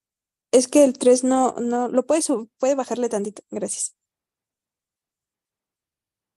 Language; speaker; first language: Spanish; native; Spanish